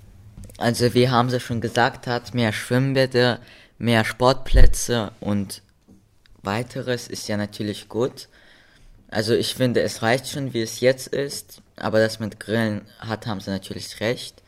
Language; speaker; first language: German; early bilingual, other home language; Russian